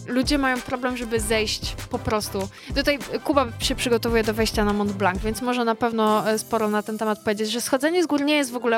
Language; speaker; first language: Polish; native; Polish